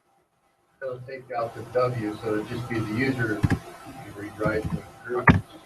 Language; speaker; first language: English; native; English